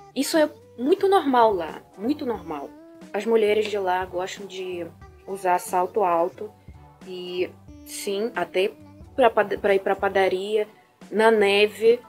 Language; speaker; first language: Portuguese; non-native, fluent; Russian